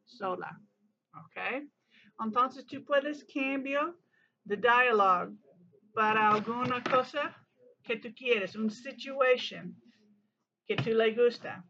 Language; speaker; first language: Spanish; non-native, learner; English